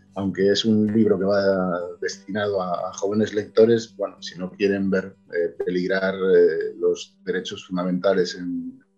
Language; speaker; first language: Spanish; native; Spanish